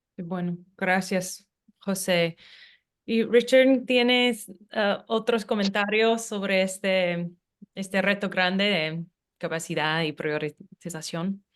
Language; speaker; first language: Spanish; non-native, fluent; English